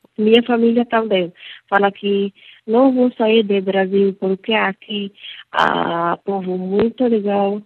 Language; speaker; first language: Portuguese; non-native, learner; Arabic